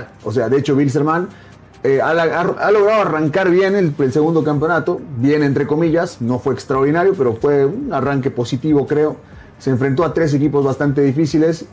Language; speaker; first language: Spanish; native; Spanish